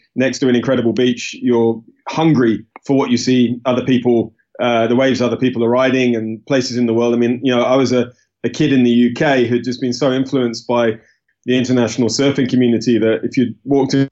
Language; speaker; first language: English; native; English